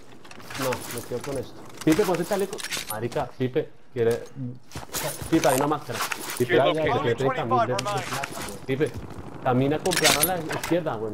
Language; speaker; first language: Spanish; native; Spanish